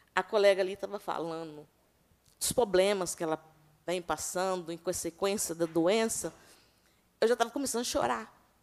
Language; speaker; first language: Portuguese; native; Portuguese